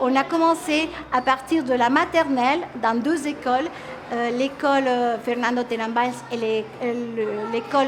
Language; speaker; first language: French; non-native, local second language; Spanish